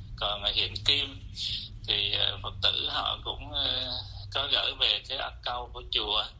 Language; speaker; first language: Vietnamese; native; Vietnamese